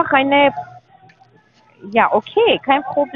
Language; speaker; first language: German; non-native, learner; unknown